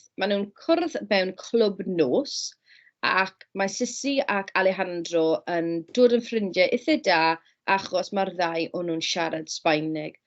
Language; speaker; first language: Welsh; non-native, fluent; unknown